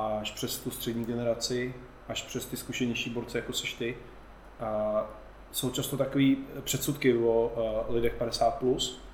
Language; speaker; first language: Czech; native; Czech